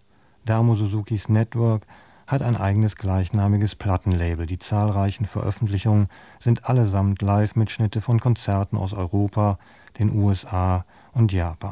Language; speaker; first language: German; native; German